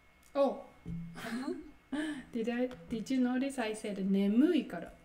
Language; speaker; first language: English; non-native, fluent; Japanese